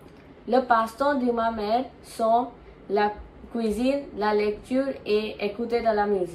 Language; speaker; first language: French; non-native, learner; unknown